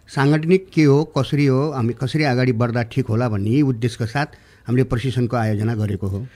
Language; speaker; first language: Nepali; native; Nepali